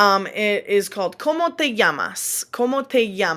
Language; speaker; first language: Spanish; non-native, fluent; English